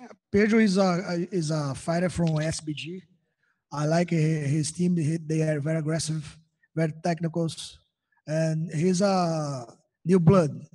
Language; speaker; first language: English; non-native, learner; Portuguese